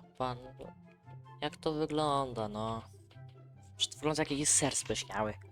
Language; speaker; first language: Polish; native; Polish